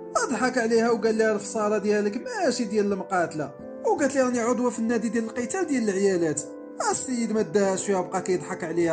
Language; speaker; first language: Arabic; native; Arabic